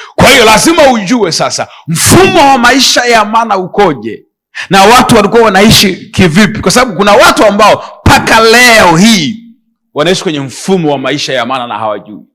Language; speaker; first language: Swahili; native; Swahili